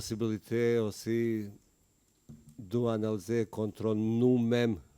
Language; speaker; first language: French; non-native, learner; Bosnian